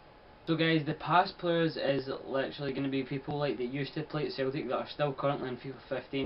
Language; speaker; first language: English; native; English